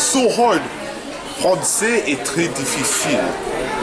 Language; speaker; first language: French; non-native, learner; English